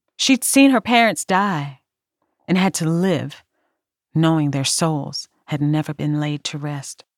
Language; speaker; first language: English; native; English